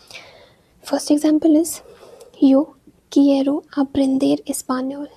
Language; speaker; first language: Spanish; non-native, fluent; Hindi